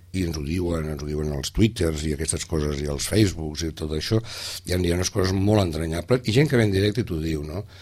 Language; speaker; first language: Catalan; native; Catalan